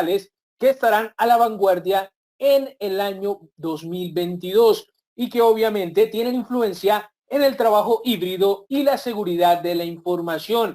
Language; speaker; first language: Spanish; native; Spanish